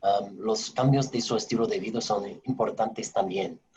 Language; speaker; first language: Spanish; non-native, fluent; English